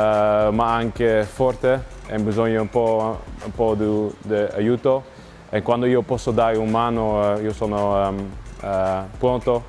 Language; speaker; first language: Italian; non-native, learner; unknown